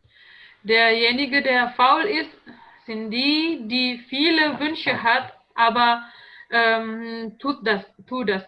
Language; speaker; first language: German; non-native, learner; Indonesian